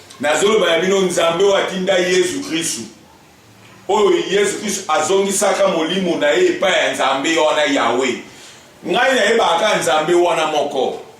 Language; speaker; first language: Lingala; non-native, fluent; Kongo